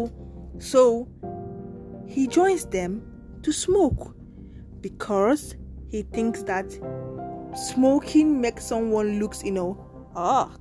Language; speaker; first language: English; non-native, local second language; Nigerian Pidgin